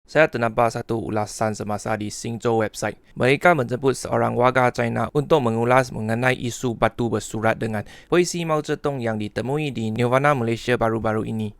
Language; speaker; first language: Malay; non-native, fluent; Chinese